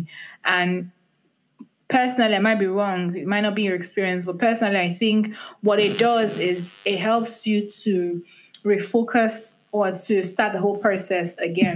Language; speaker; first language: English; non-native, local second language; Igbo